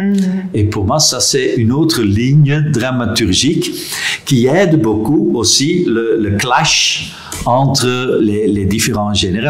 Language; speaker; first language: French; non-native, local second language; Dutch